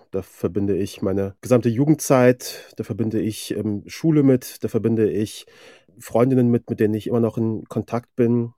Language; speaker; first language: German; early bilingual, other home language; Persian